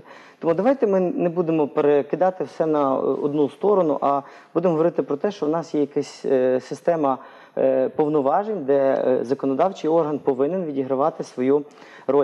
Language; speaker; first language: Ukrainian; native; Ukrainian